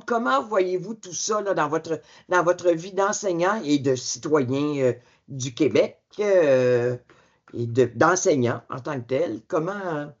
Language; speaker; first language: French; native; French